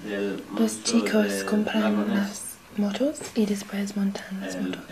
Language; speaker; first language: Spanish; non-native, learner; English